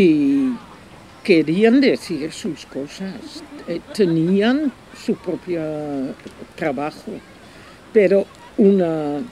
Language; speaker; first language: Spanish; non-native, fluent; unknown